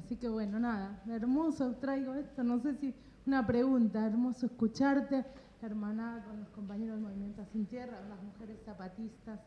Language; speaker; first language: Spanish; native; Spanish